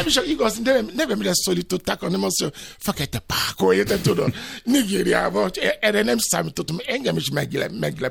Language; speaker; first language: Hungarian; non-native, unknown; Yoruba